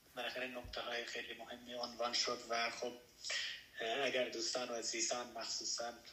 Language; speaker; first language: Persian; non-native, local second language; Baluchi